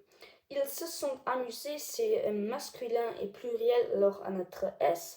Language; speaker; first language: French; non-native, learner; German